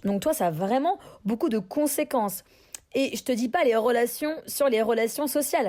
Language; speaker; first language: French; native; French